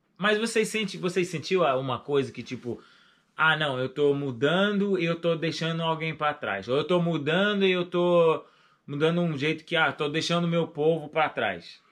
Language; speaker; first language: Portuguese; non-native, fluent; English